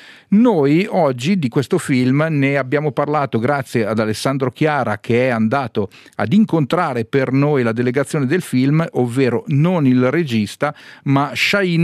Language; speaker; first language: Italian; native; Italian